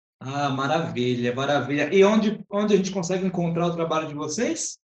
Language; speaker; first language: Portuguese; native; Portuguese